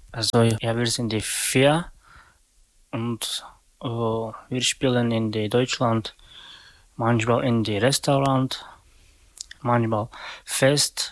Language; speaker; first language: German; non-native, learner; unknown